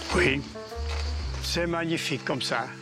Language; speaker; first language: French; non-native, fluent; Dutch